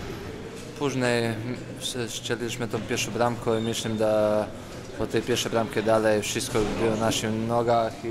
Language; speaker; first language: Polish; non-native, fluent; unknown